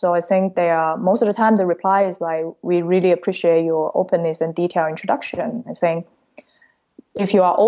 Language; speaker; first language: English; non-native, fluent; Cantonese